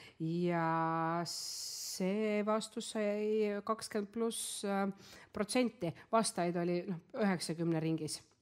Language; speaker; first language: Estonian; non-native, local second language; Russian